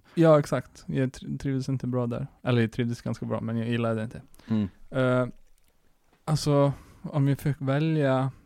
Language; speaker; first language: Swedish; non-native, fluent; Icelandic